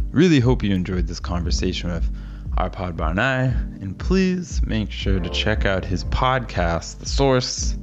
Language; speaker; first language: English; native; English